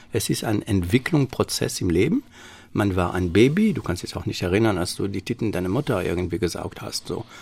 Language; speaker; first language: German; non-native, fluent; French